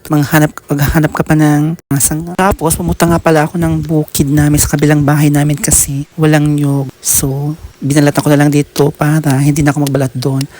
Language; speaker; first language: Filipino; native; Filipino